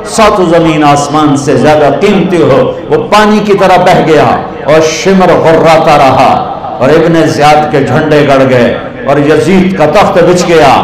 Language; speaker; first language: Urdu; non-native, local second language; Punjabi